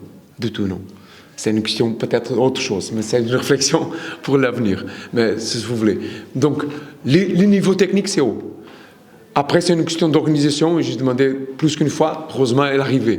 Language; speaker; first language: French; non-native, learner; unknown